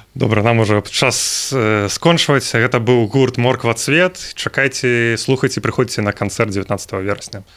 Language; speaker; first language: Belarusian; non-native, local second language; Russian